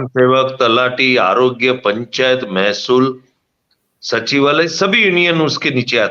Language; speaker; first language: Hindi; non-native, local second language; Gujarati